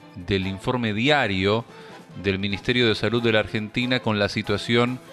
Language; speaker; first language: Spanish; native; Spanish